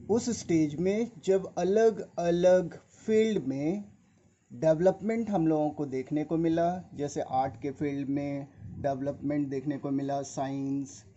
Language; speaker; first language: Hindi; native; Hindi